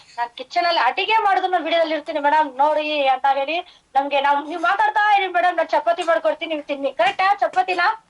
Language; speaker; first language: Kannada; non-native, fluent; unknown